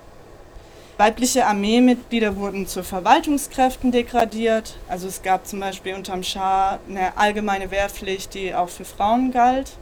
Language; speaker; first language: German; native; German